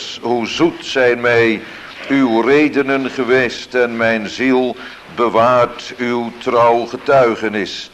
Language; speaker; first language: Dutch; native; Dutch